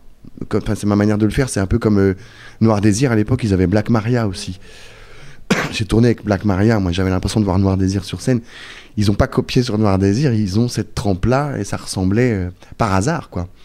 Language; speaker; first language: French; native; French